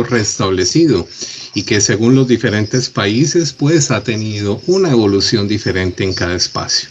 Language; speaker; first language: Spanish; native; Spanish